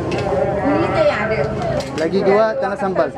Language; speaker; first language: Indonesian; non-native, learner; Arabic